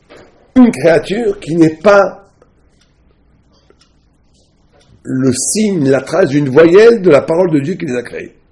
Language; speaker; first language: French; native; French